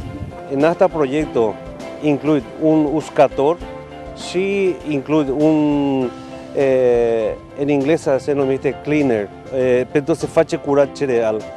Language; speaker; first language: Romanian; non-native, learner; Spanish